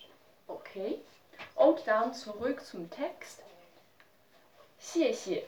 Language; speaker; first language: German; non-native, learner; Chinese